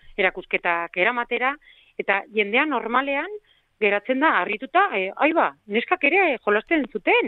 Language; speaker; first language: Basque; non-native, local second language; Spanish